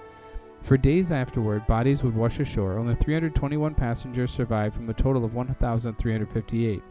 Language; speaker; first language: English; native; English